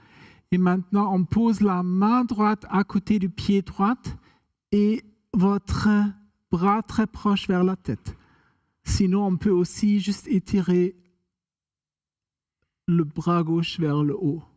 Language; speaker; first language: French; non-native, fluent; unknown